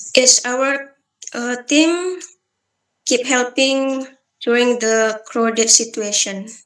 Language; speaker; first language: English; non-native, learner; Balinese